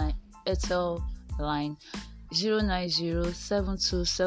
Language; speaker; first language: English; non-native, local second language; Yoruba